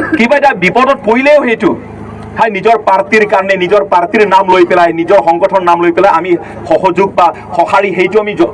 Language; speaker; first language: Assamese; non-native, local second language; Karbi